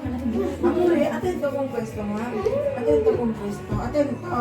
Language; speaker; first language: Italian; non-native, fluent; Filipino